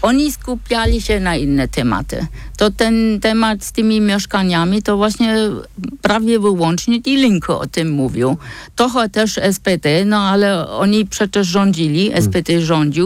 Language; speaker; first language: Polish; non-native, fluent; German